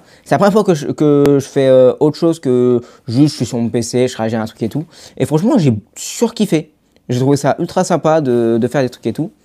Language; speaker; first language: French; native; French